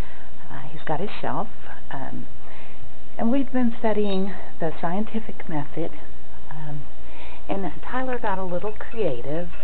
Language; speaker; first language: English; native; English